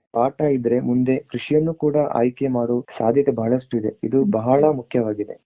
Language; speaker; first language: Kannada; native; Kannada